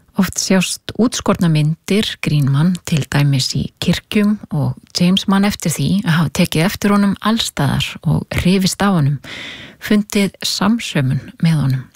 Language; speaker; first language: Icelandic; native; Icelandic